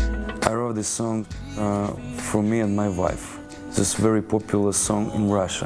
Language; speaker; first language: English; non-native, learner; Russian